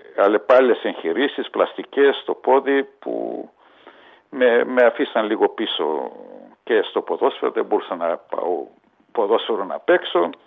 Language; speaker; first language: Greek; early bilingual, heritage; Greek